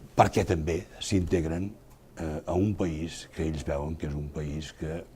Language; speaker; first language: Catalan; native; Catalan